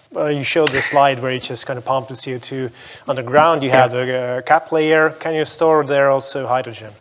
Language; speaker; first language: English; non-native, fluent; Estonian